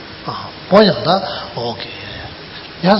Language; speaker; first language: Russian; non-native, learner; Tibetan